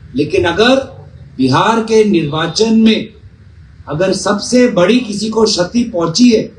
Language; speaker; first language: Hindi; non-native, local second language; Assamese